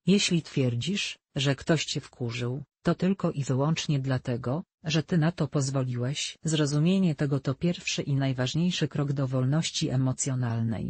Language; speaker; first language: Polish; native; Polish